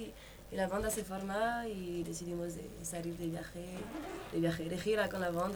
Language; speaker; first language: Spanish; non-native, learner; French